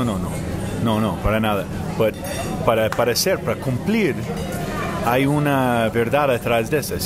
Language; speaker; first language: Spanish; non-native, fluent; English